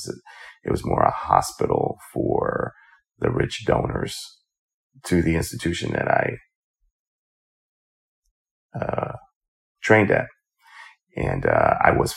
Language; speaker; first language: English; native; English